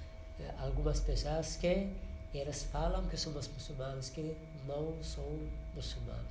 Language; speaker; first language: Portuguese; non-native, learner; Persian